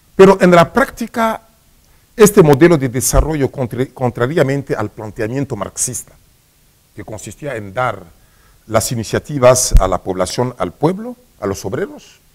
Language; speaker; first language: Spanish; non-native, fluent; Swahili